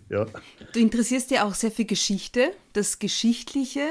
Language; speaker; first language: German; native; German